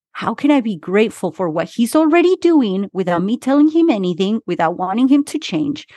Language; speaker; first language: English; early bilingual, other home language; Spanish